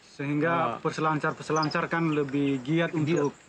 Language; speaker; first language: Indonesian; native; Indonesian